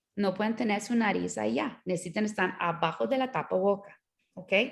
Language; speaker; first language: Spanish; non-native, learner; English